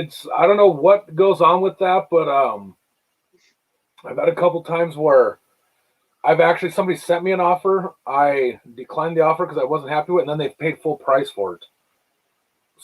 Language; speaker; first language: English; native; English